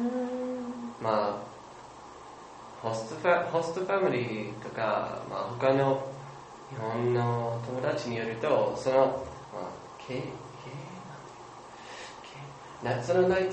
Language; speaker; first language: Japanese; non-native, learner; English